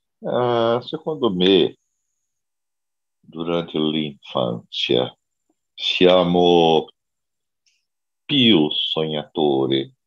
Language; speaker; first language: Italian; non-native, learner; Portuguese